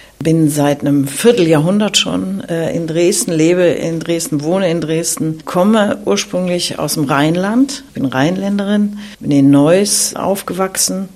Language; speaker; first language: German; native; German